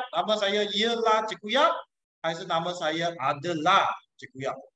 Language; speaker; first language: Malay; non-native, local second language; Chinese